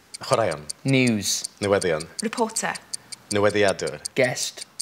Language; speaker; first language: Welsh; non-native, learner; English